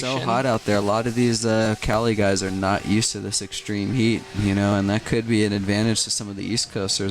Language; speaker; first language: English; native; English